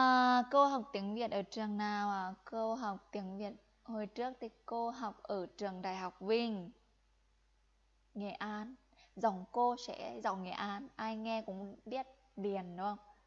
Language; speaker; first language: Vietnamese; non-native, fluent; Lao